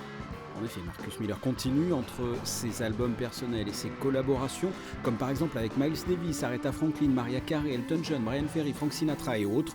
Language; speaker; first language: French; native; French